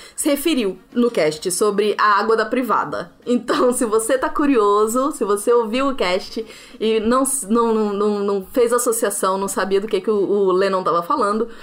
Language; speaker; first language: Portuguese; native; Portuguese